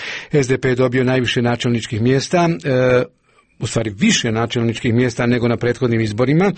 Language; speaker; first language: Croatian; native; Croatian